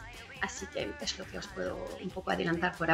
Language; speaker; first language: Spanish; non-native, fluent; French